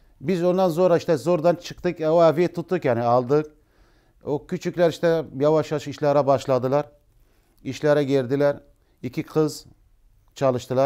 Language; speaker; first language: Turkish; non-native, learner; Arabic